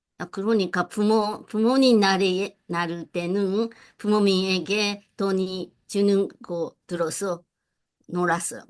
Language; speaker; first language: Korean; non-native, learner; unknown